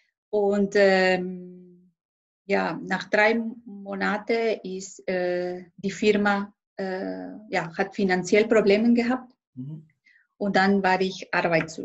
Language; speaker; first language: German; non-native, fluent; Spanish